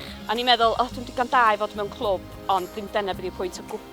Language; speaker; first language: Welsh; native; Welsh